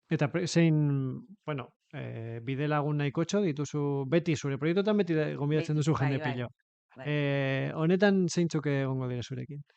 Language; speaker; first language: Basque; native; Basque